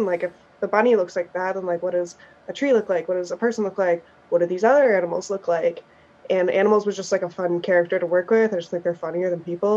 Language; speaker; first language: English; native; English